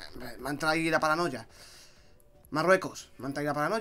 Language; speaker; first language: Spanish; native; Spanish